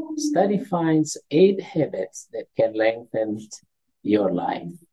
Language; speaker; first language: English; non-native, fluent; Indonesian